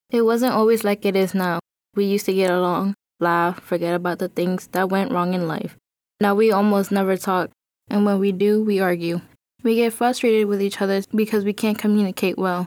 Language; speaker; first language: English; early bilingual, other home language; Spanish